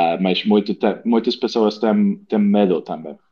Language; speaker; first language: Portuguese; non-native, learner; English